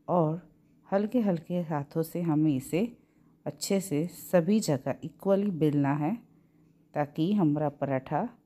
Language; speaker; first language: Hindi; non-native, local second language; Gujarati